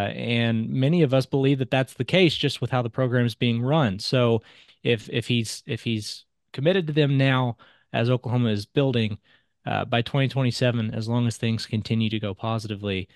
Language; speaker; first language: English; native; English